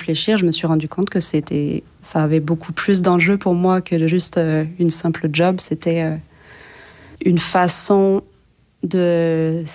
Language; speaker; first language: French; native; French